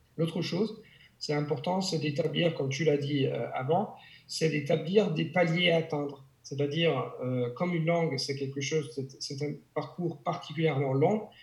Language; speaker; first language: French; non-native, fluent; Italian